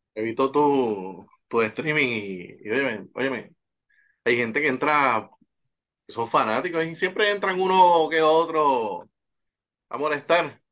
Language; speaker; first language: Spanish; native; Spanish